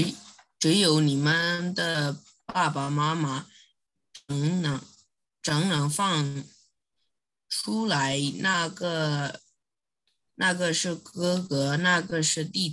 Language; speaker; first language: Chinese; non-native, learner; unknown